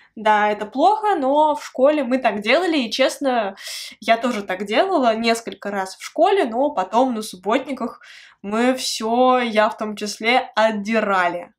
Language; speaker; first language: Russian; native; Russian